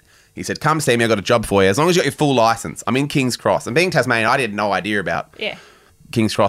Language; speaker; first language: English; native; English